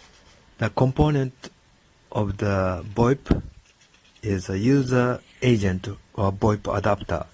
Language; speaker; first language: English; non-native, learner; Japanese